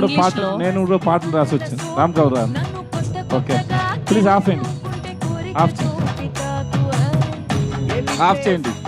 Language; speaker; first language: Telugu; non-native, learner; Tamil